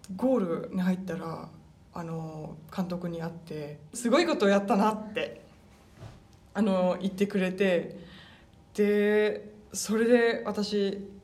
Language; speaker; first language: Japanese; early bilingual, other home language; German